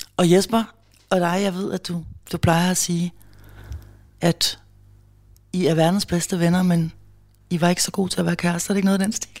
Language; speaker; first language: Danish; native; Danish